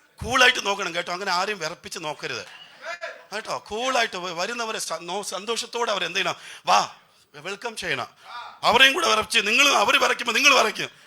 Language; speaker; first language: Malayalam; non-native, local second language; Tamil